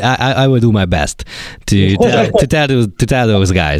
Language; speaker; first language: English; non-native, fluent; Hungarian